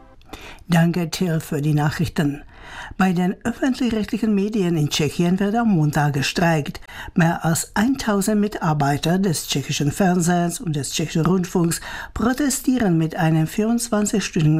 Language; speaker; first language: German; native; German